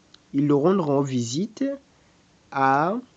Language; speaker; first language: French; non-native, fluent; Portuguese